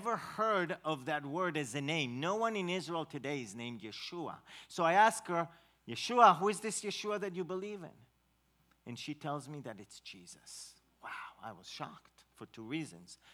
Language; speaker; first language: English; non-native, fluent; Hebrew